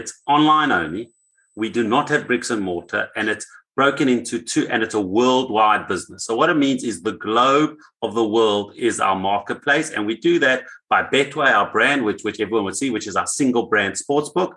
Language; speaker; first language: English; native; English